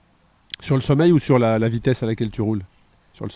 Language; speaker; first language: French; native; French